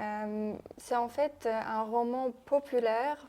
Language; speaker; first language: French; non-native, fluent; Polish